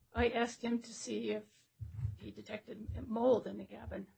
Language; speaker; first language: English; native; English